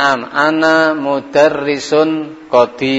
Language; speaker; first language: Arabic; non-native, fluent; Indonesian